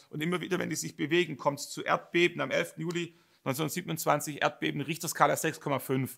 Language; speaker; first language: German; native; German